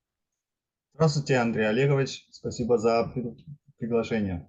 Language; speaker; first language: Russian; non-native, fluent; German